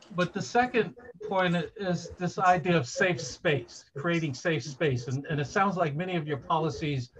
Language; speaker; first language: English; native; English